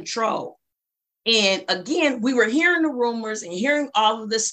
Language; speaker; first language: English; native; English